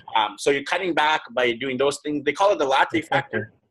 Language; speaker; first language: English; native; English